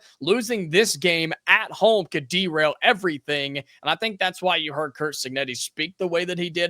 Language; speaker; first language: English; native; English